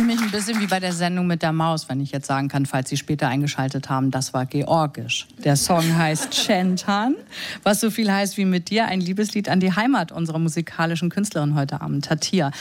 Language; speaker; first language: German; native; German